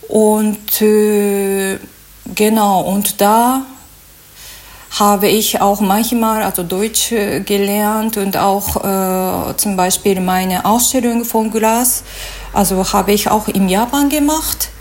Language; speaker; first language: German; non-native, learner; Japanese